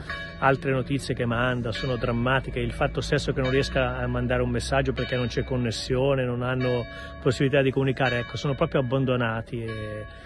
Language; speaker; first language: Italian; native; Italian